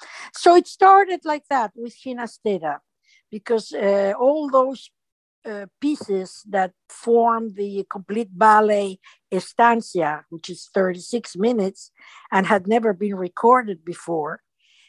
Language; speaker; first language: English; non-native, fluent; Spanish